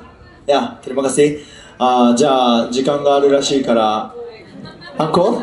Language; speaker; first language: Indonesian; non-native, learner; Japanese